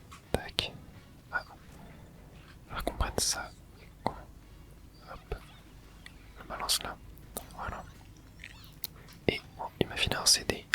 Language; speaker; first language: French; native; French